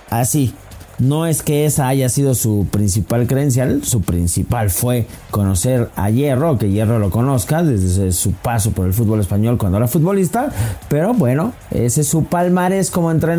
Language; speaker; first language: Spanish; native; Spanish